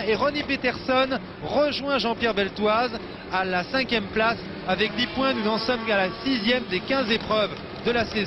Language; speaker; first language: French; native; French